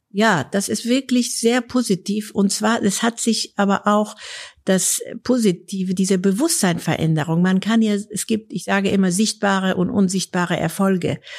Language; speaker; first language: German; non-native, fluent; Persian